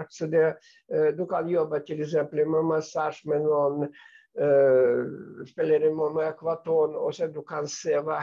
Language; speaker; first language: Swedish; non-native, fluent; Russian